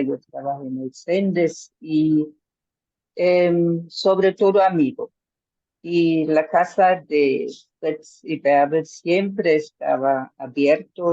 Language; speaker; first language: Spanish; non-native, fluent; German